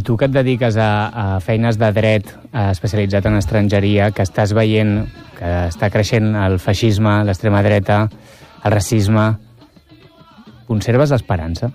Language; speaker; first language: Catalan; native; Catalan